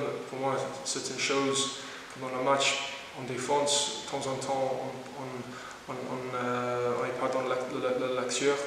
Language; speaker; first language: French; non-native, learner; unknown